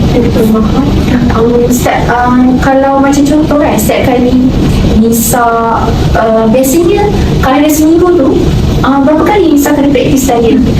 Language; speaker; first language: Malay; native; Malay